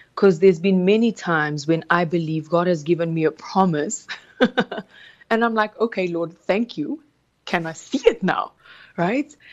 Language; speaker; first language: English; early bilingual, other home language; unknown